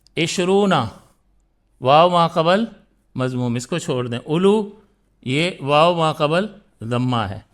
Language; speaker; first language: Urdu; native; Urdu